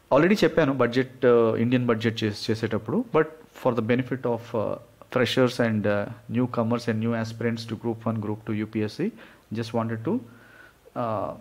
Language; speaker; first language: English; non-native, local second language; Telugu